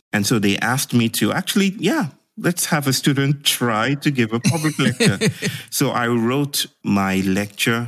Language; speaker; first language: English; non-native, local second language; Yoruba